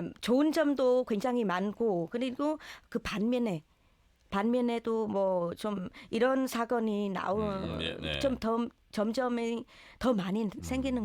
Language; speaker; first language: Korean; non-native, learner; Vietnamese